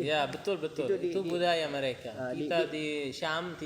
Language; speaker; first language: Indonesian; non-native, learner; Arabic